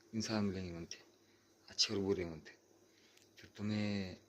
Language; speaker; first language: Hindi; non-native, local second language; Marathi